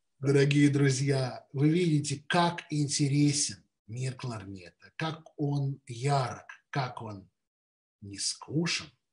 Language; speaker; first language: Russian; native; Russian